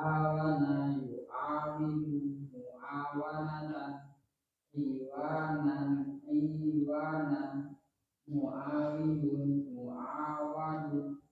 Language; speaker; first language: Arabic; non-native, learner; Indonesian